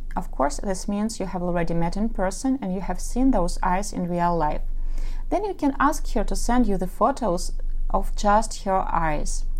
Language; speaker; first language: English; non-native, fluent; Russian